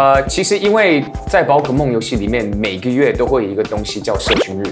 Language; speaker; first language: Chinese; non-native, fluent; English